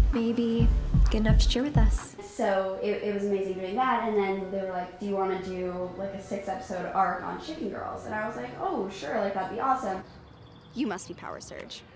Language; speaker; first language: English; native; English